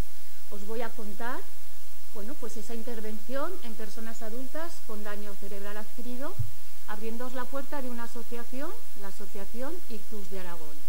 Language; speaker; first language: Spanish; native; Spanish